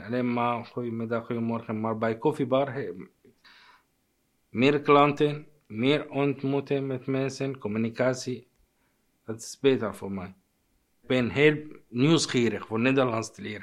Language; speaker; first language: Dutch; non-native, learner; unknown